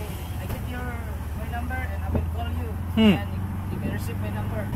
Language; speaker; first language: English; non-native, local second language; Cebuano